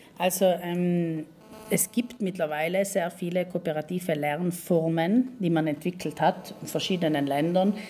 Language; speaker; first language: German; native; German